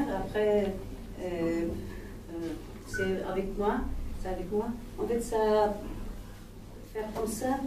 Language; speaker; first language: French; non-native, learner; Azerbaijani